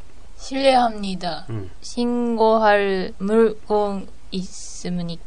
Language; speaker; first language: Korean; non-native, learner; Japanese